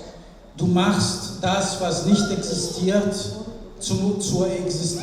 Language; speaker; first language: German; non-native, fluent; French